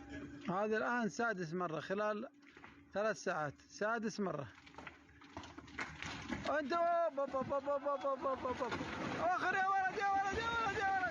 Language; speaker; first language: Arabic; native; Arabic